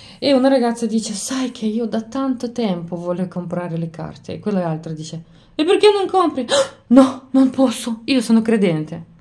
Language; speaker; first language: Italian; non-native, fluent; Lithuanian